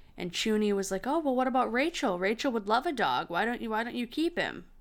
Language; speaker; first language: English; native; English